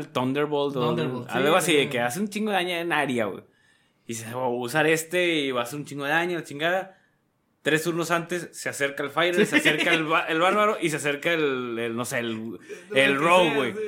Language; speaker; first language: Spanish; native; Spanish